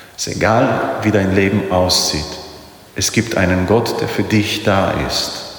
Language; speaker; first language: German; non-native, fluent; Polish